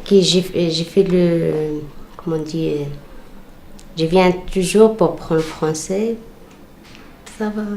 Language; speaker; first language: French; non-native, learner; Arabic